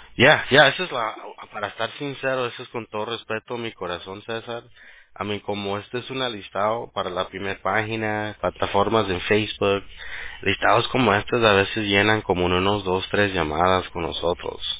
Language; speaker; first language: Spanish; early bilingual, heritage; Spanish